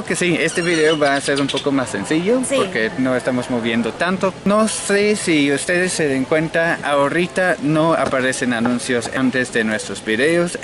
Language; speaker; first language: Spanish; non-native, fluent; English